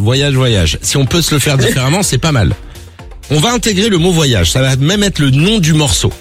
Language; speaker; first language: French; native; French